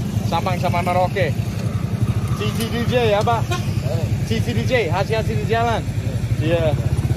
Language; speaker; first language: Indonesian; non-native, learner; Danish